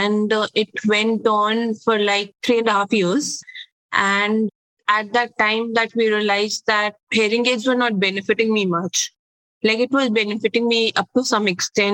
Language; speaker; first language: English; non-native, local second language; Hindi